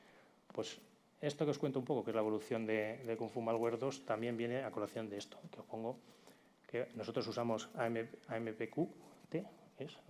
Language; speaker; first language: Spanish; native; Spanish